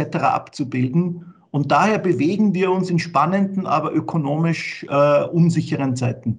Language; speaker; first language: German; native; German